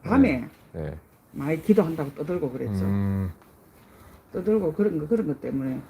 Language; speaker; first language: Korean; native; Korean